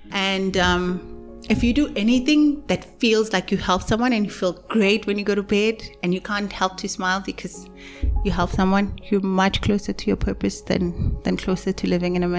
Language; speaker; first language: English; non-native, local second language; Zulu